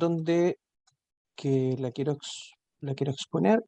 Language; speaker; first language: Spanish; native; Spanish